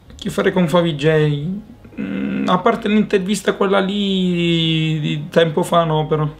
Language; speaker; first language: Italian; native; Italian